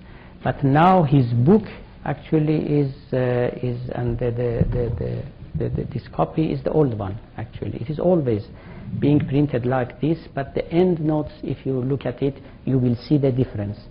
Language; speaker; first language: English; non-native, fluent; Persian